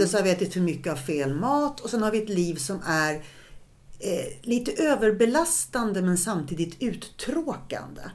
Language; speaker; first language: Swedish; native; Swedish